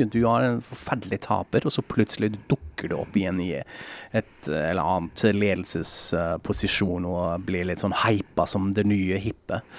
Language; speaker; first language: Norwegian; non-native, fluent; German